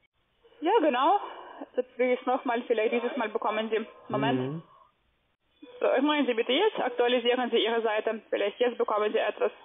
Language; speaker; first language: German; non-native, fluent; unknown